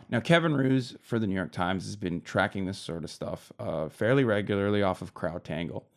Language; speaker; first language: English; native; English